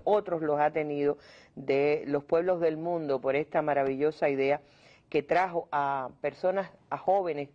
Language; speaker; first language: Spanish; native; Spanish